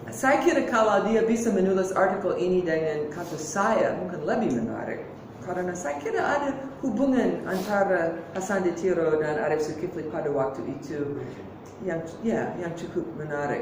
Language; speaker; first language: Indonesian; non-native, fluent; English